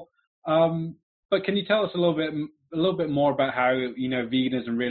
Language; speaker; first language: English; native; English